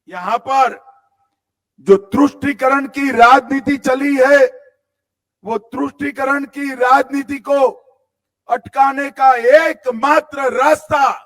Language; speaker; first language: Hindi; non-native, local second language; Gujarati